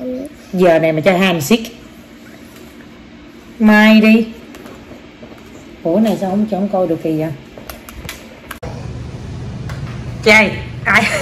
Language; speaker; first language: Vietnamese; native; Vietnamese